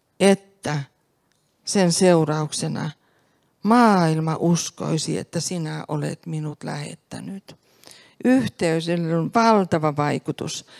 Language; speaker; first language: Finnish; native; Finnish